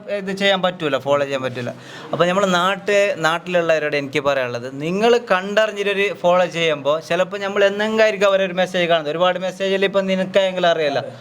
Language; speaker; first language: Malayalam; native; Malayalam